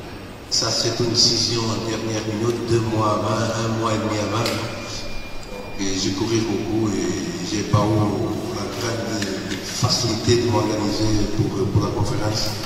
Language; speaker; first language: French; non-native, learner; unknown